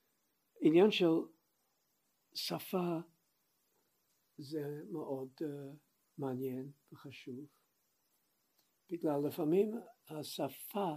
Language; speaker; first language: Hebrew; non-native, fluent; English